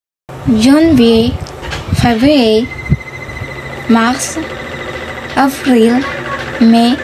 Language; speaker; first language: French; non-native, learner; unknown